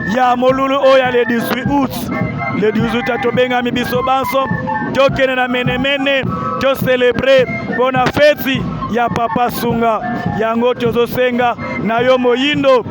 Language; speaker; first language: Lingala; non-native, local second language; Kongo